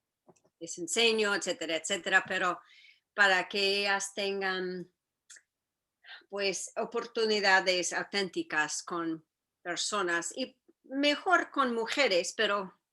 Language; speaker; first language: Spanish; non-native, fluent; English